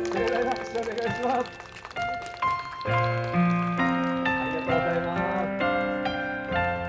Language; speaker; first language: Japanese; native; Japanese